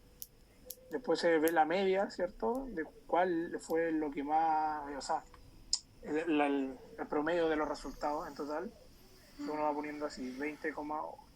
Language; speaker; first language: Spanish; native; Spanish